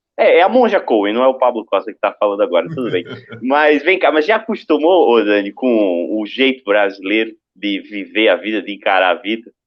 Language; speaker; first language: Portuguese; native; Portuguese